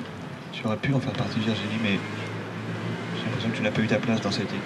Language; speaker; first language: French; native; French